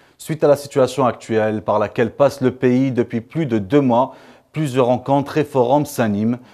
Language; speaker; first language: French; non-native, local second language; Arabic